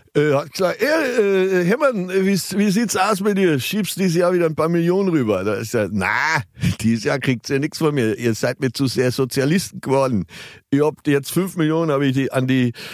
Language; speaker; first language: German; native; German